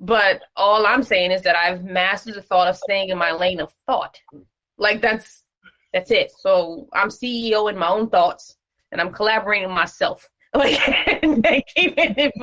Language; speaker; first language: English; native; English